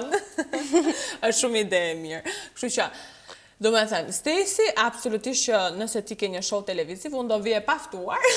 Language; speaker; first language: Albanian; native; Albanian